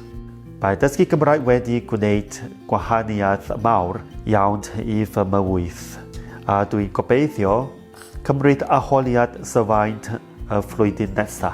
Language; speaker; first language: Welsh; non-native, learner; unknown